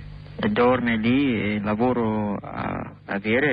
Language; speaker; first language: Italian; non-native, learner; English